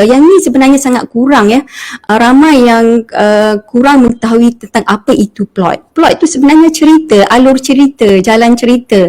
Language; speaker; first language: Malay; native; Malay